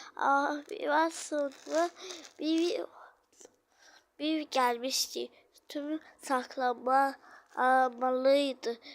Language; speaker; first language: Turkish; early bilingual, other home language; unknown